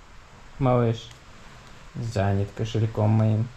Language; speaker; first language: Russian; native; Russian